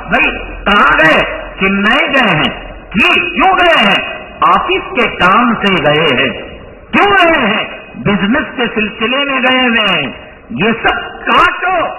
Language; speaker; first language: Urdu; native; Urdu